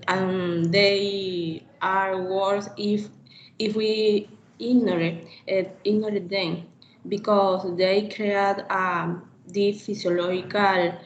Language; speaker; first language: English; non-native, learner; Spanish